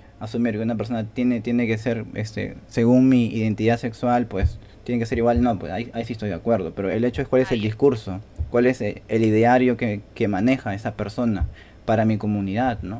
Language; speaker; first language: Spanish; native; Spanish